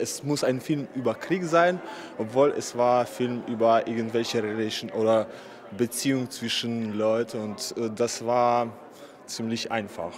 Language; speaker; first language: German; non-native, fluent; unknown